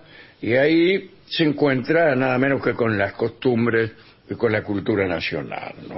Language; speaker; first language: Spanish; native; Spanish